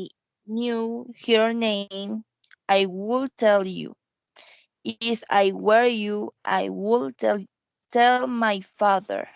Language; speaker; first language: English; non-native, learner; Spanish